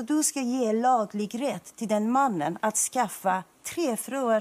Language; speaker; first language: Swedish; non-native, fluent; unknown